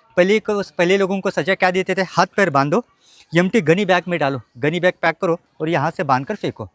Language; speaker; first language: Hindi; non-native, local second language; Marathi